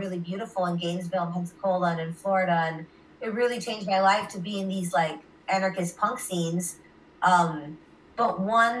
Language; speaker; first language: English; native; English